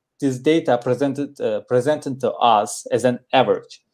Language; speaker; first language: English; non-native, learner; Turkish